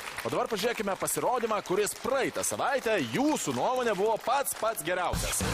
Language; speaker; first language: Lithuanian; native; Lithuanian